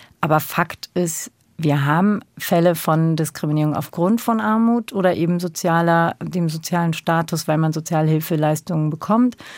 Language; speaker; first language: German; early bilingual, other home language; Turkish